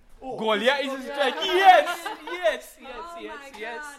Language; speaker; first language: English; non-native, learner; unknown